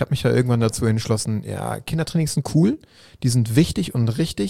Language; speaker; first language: German; native; German